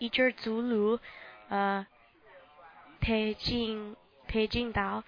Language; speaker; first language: Chinese; non-native, learner; English